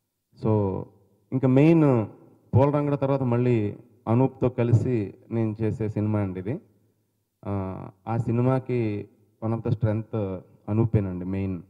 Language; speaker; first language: Telugu; native; Telugu